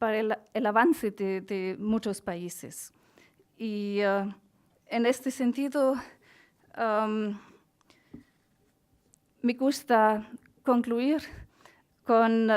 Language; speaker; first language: Spanish; non-native, fluent; German